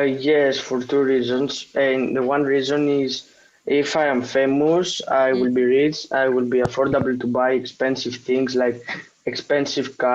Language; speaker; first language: English; non-native, fluent; Greek